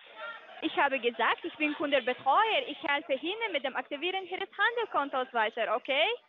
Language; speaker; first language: German; non-native, learner; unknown